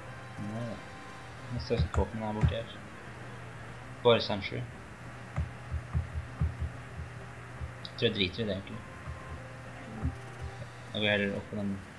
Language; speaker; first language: Norwegian; native; Norwegian